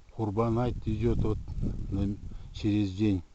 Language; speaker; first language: Russian; non-native, local second language; Kazakh